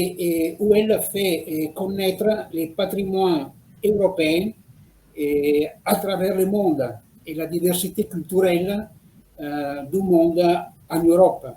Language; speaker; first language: French; non-native, fluent; Italian